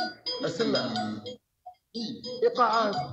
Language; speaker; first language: Arabic; native; Arabic